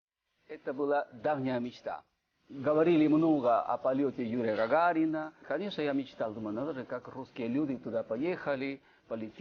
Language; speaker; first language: Russian; non-native, fluent; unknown